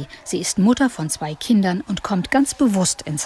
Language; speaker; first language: German; native; German